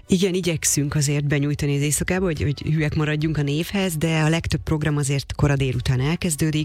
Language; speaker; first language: Hungarian; native; Hungarian